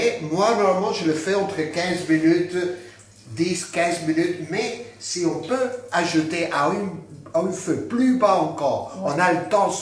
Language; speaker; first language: French; non-native, fluent; Spanish